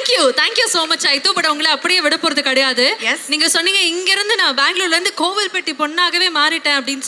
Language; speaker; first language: Tamil; native; Tamil